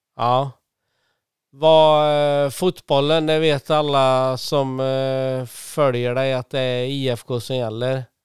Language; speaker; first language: Swedish; native; Swedish